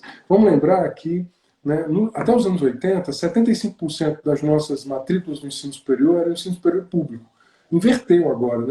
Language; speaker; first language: Portuguese; native; Portuguese